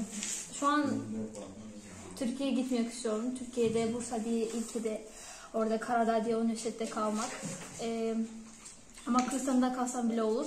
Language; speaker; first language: Turkish; non-native, learner; Kyrgyz